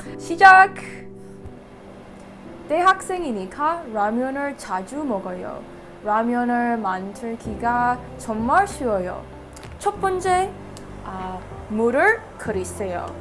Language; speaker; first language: Korean; non-native, learner; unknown